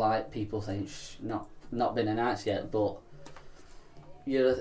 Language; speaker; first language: English; native; English